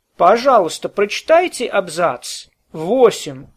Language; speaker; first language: Russian; non-native, learner; English